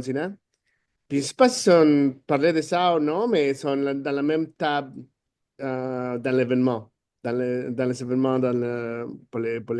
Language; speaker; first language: French; non-native, fluent; Spanish